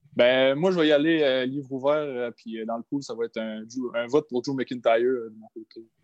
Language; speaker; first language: French; native; French